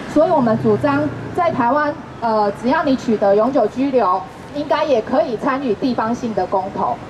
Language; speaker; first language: Chinese; native; Chinese